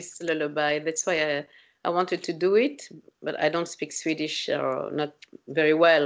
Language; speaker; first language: English; non-native, fluent; French